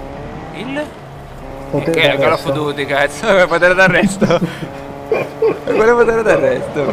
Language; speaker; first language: Italian; native; Italian